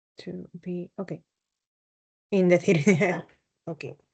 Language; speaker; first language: English; non-native, learner; Spanish